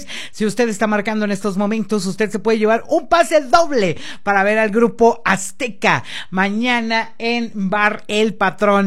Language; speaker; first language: Spanish; native; Spanish